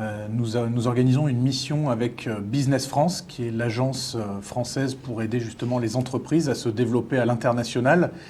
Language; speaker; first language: French; native; French